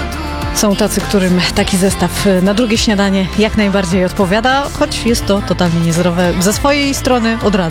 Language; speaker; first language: Polish; native; Polish